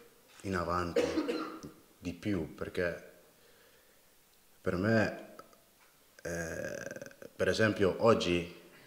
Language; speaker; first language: Italian; non-native, learner; Dutch